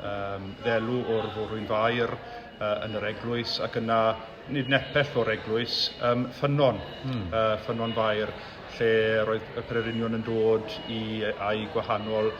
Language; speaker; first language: Welsh; native; Welsh